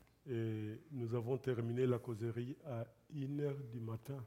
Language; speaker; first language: French; non-native, local second language; Lingala